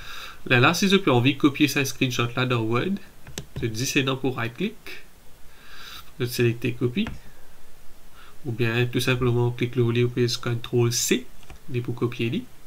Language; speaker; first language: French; non-native, local second language; Morisyen